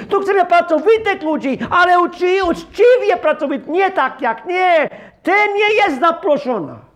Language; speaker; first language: Polish; non-native, fluent; English